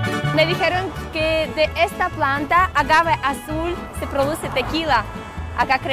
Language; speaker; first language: Spanish; non-native, learner; Russian